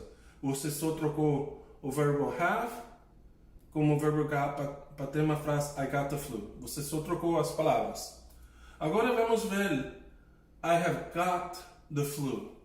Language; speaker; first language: Portuguese; non-native, fluent; English